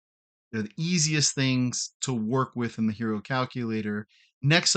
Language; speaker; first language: English; native; English